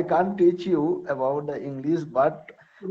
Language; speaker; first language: English; non-native, fluent; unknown